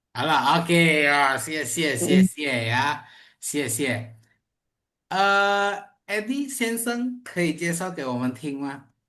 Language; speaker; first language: Chinese; non-native, fluent; Indonesian